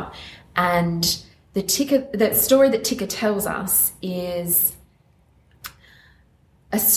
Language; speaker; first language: English; native; English